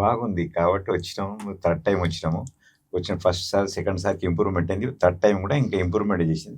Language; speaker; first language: Telugu; non-native, local second language; Hindi